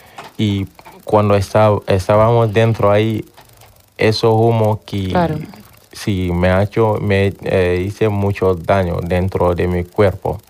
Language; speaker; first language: Spanish; non-native, learner; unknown